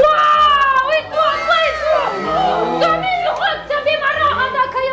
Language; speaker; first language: Indonesian; non-native, learner; Russian